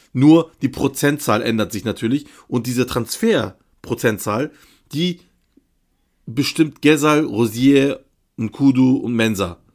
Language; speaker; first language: German; early bilingual, other home language; Turkish